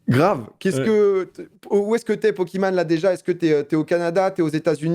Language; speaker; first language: French; native; French